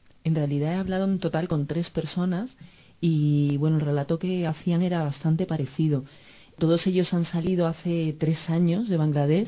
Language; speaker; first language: Spanish; native; Spanish